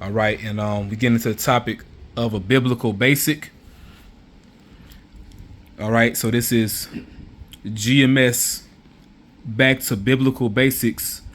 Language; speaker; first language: English; native; English